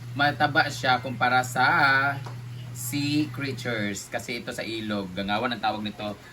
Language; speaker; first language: Filipino; non-native, local second language; Cebuano